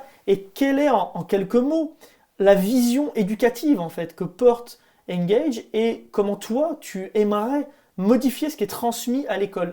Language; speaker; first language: French; native; French